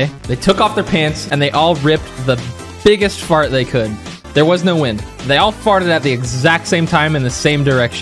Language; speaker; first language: English; native; English